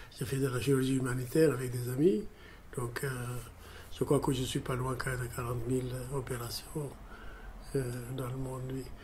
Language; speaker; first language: French; non-native, fluent; Amharic